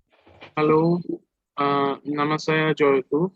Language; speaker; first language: Indonesian; non-native, learner; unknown